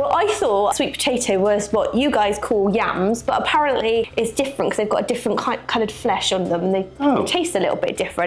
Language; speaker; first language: English; native; English